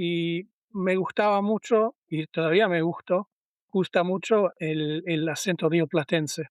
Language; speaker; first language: Spanish; non-native, learner; German